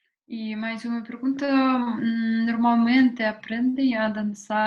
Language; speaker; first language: Portuguese; non-native, fluent; Russian